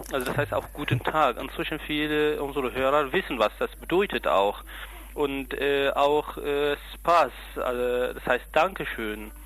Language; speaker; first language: German; non-native, fluent; Kurdish